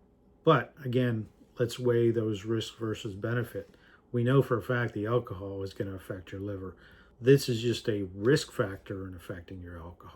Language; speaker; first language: English; native; English